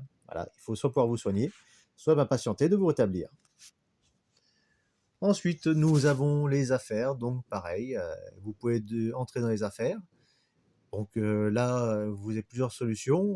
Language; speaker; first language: French; native; French